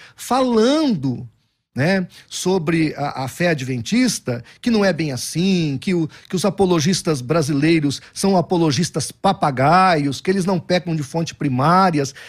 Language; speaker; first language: Portuguese; native; Portuguese